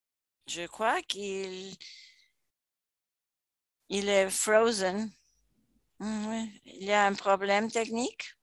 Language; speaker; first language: French; non-native, fluent; English